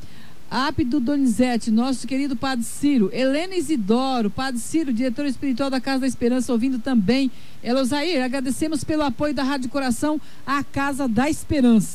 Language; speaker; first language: Portuguese; native; Portuguese